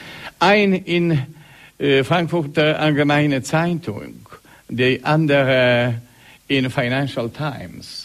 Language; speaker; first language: German; non-native, learner; Polish